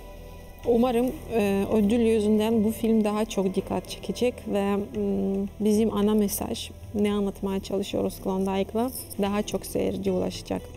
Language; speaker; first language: Turkish; non-native, fluent; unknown